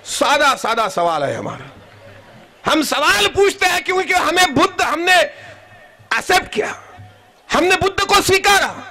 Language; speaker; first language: Hindi; non-native, local second language; Marathi